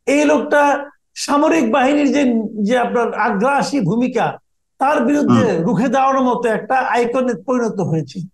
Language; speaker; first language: Bangla; native; Bangla